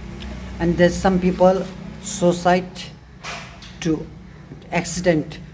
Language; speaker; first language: English; non-native, learner; Tibetan